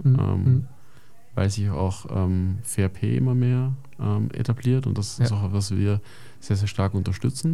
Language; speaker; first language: German; native; German